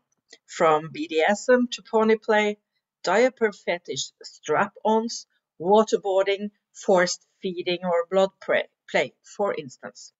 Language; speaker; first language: English; non-native, fluent; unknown